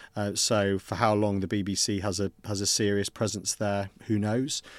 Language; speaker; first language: English; native; English